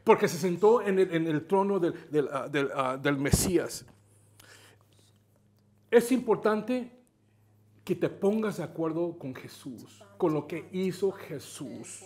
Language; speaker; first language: Spanish; native; Spanish